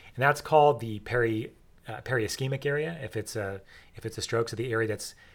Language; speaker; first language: English; native; English